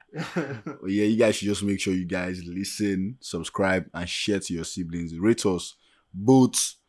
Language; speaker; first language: English; non-native, local second language; Yoruba